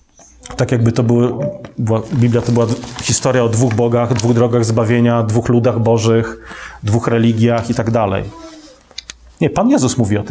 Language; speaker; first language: Polish; native; Polish